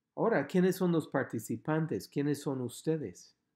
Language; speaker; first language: Spanish; non-native, fluent; English